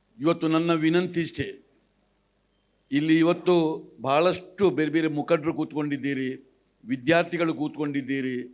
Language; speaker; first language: Kannada; non-native, local second language; Tulu